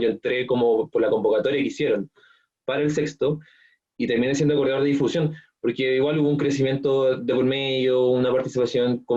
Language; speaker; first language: Spanish; native; Spanish